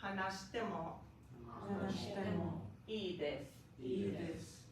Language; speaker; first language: Japanese; non-native, fluent; English